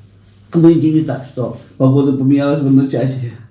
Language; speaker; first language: Russian; native; Russian